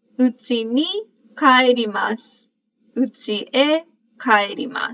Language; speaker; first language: Japanese; non-native, fluent; English